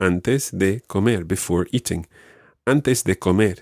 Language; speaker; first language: Spanish; non-native, fluent; English